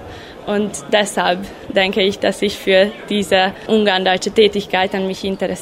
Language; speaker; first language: German; non-native, local second language; Hungarian